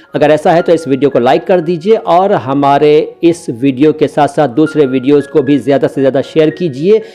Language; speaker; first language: Hindi; native; Hindi